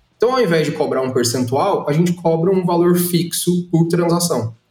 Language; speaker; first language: Portuguese; native; Portuguese